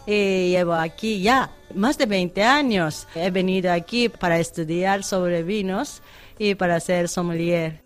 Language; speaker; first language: Spanish; non-native, fluent; Japanese